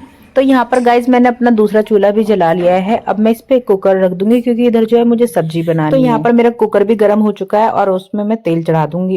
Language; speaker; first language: Hindi; native; Hindi